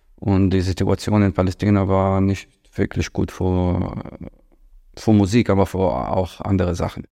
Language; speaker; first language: German; non-native, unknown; Arabic